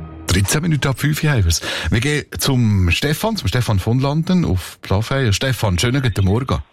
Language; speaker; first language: German; native; German